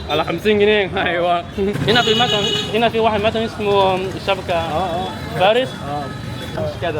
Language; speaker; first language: Arabic; non-native, fluent; Chinese